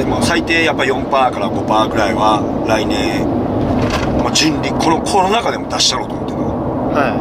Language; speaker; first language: Japanese; native; Japanese